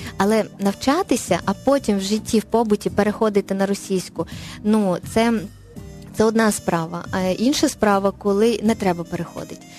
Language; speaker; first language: Ukrainian; non-native, local second language; Russian